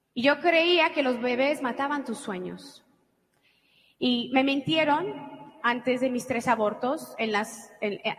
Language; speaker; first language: Spanish; early bilingual, heritage; Spanish